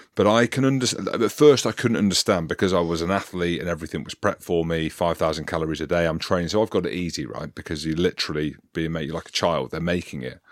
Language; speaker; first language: English; native; English